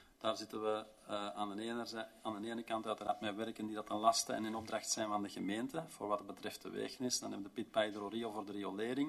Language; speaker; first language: Dutch; native; Dutch